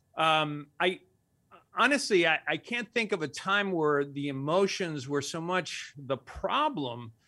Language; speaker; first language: English; early bilingual, other home language; Spanish